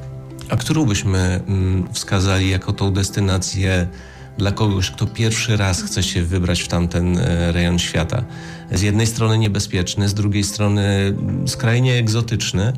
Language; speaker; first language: Polish; native; Polish